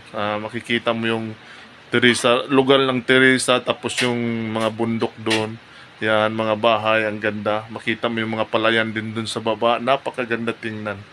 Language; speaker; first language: Filipino; non-native, local second language; Cebuano